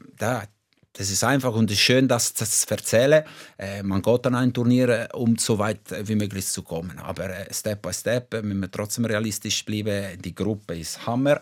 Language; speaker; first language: German; non-native, local second language; Italian